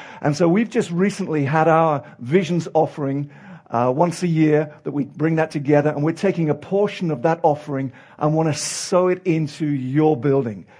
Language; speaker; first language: English; native; English